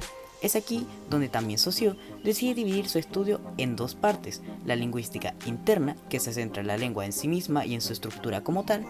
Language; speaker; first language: Spanish; native; Spanish